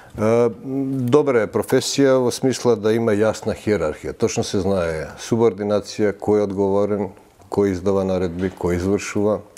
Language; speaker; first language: Macedonian; early bilingual, heritage; Macedonian